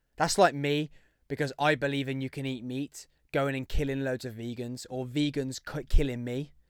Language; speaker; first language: English; native; English